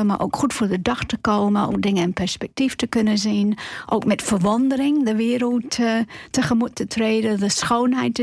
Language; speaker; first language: Dutch; non-native, fluent; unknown